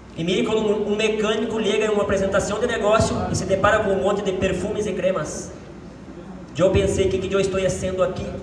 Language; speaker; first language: Spanish; non-native, learner; Portuguese